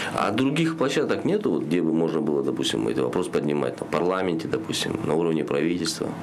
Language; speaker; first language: Russian; non-native, local second language; Kyrgyz